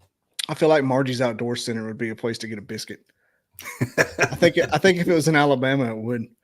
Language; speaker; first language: English; native; English